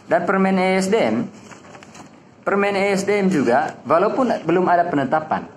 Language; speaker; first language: Indonesian; native; Indonesian